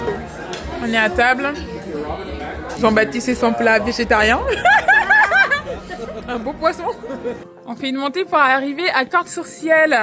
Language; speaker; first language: French; native; French